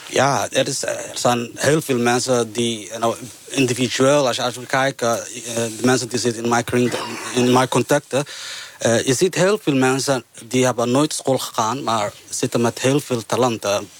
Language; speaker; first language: Dutch; non-native, fluent; Somali